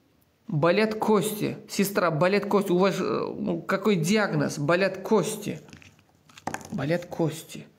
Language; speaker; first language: Russian; non-native, local second language; Uzbek